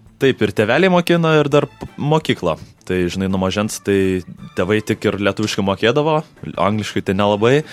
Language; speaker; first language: Lithuanian; early bilingual, heritage; Lithuanian